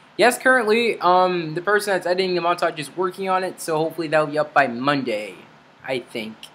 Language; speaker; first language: English; native; English